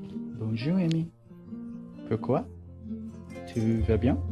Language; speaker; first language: French; non-native, learner; Malay